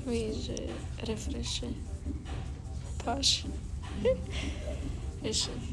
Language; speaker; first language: French; non-native, learner; Ukrainian